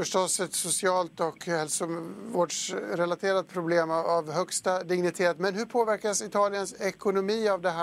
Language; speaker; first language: Swedish; native; Swedish